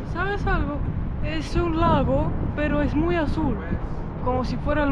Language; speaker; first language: Spanish; native; Spanish